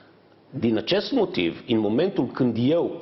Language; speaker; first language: Romanian; non-native, fluent; Hebrew